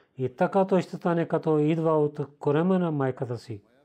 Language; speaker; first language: Bulgarian; non-native, learner; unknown